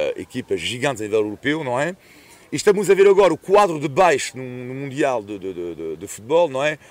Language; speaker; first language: Portuguese; non-native, fluent; French